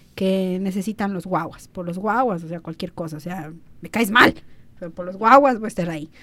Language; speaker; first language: Spanish; early bilingual, other home language; English